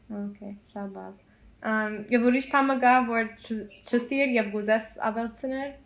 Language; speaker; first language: Armenian; early bilingual, heritage; Armenian